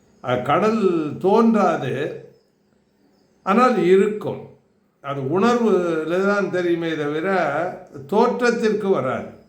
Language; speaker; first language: Tamil; native; Tamil